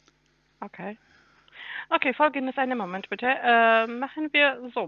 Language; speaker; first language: German; non-native, learner; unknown